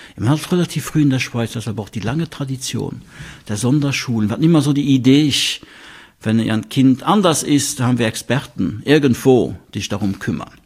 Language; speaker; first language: German; non-native, local second language; Luxembourgish